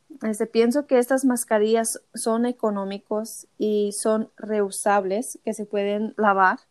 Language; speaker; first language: Spanish; early bilingual, heritage; Spanish